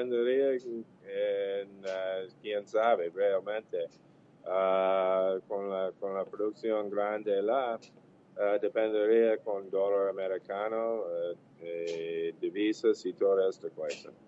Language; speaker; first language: Portuguese; non-native, fluent; English